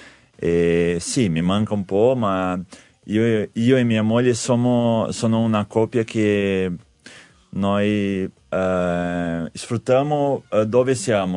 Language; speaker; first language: Italian; non-native, learner; Portuguese